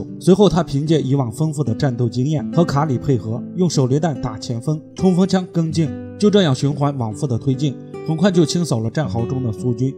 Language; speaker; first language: Chinese; native; Chinese